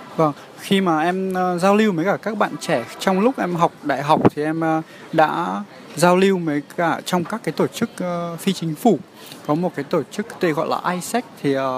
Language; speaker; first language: Vietnamese; early bilingual, heritage; Vietnamese